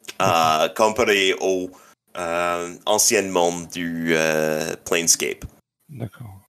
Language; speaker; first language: French; non-native, local second language; English